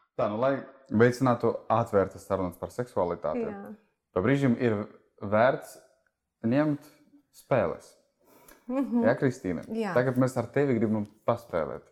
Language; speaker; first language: Latvian; non-native, local second language; Russian